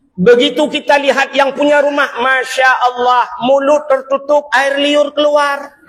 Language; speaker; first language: Malay; non-native, local second language; Achinese